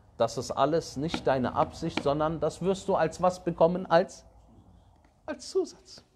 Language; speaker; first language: German; early bilingual, other home language; Arabic